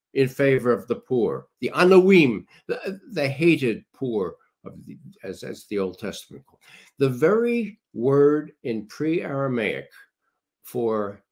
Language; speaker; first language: English; native; English